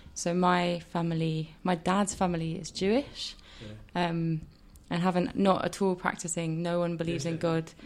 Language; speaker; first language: English; native; English